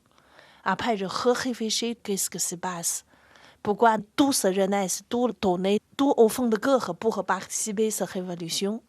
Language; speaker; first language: French; non-native, fluent; Chinese